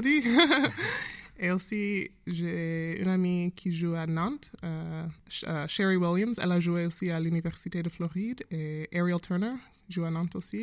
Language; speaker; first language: French; non-native, learner; English